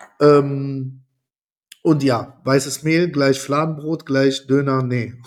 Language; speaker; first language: German; early bilingual, other home language; Italian